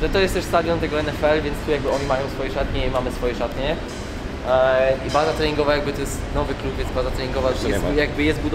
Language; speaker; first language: Polish; native; Polish